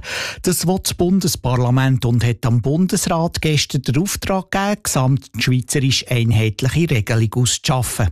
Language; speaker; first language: German; native; German